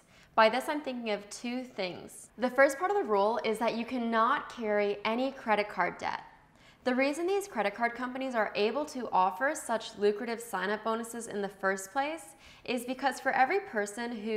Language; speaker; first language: English; native; English